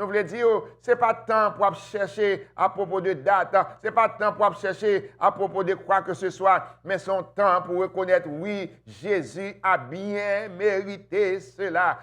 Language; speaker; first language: French; non-native, local second language; Haitian Creole